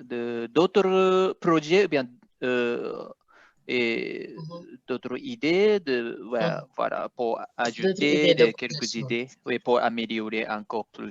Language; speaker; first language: French; non-native, fluent; Japanese